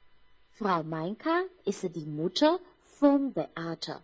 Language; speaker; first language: German; non-native, fluent; Chinese